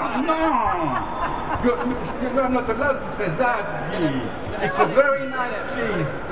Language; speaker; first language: English; non-native, fluent; French